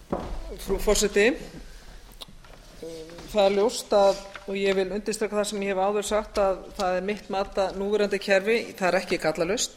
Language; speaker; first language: Icelandic; native; Icelandic